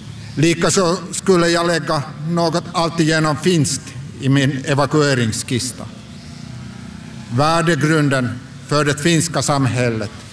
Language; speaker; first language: Swedish; non-native, local second language; Finnish